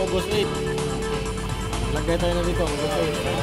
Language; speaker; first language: Filipino; non-native, local second language; Cebuano